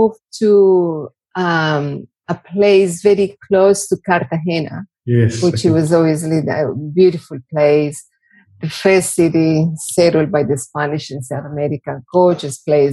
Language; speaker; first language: English; non-native, fluent; Spanish